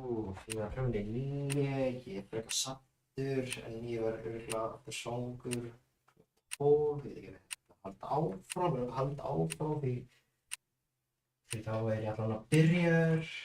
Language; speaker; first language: Icelandic; non-native, learner; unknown